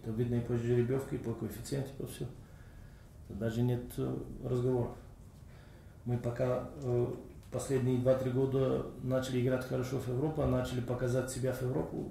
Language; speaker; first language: Russian; non-native, learner; Bulgarian